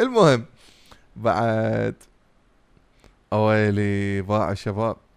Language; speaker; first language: Arabic; native; Arabic